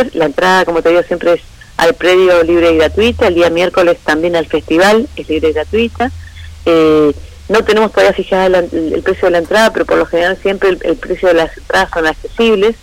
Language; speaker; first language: Spanish; native; Spanish